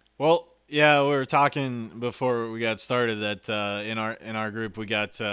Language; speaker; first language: English; native; English